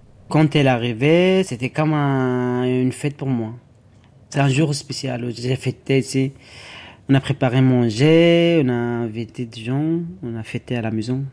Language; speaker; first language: French; non-native, learner; Arabic